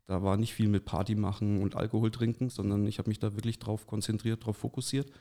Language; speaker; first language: German; native; German